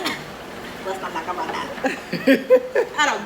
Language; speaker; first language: English; native; English